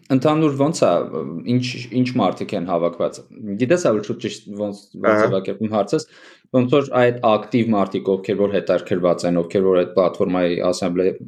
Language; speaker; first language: Armenian; native; Armenian